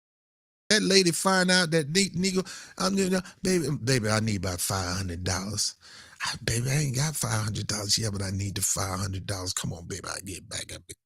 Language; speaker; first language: English; native; English